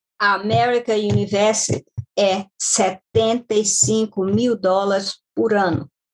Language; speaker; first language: Portuguese; native; Portuguese